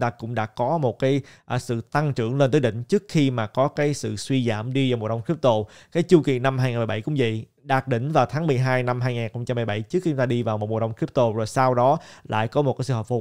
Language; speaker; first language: Vietnamese; native; Vietnamese